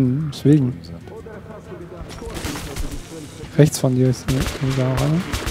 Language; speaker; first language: German; native; German